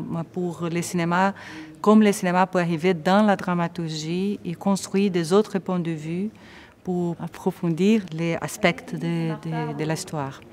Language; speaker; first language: French; non-native, fluent; Portuguese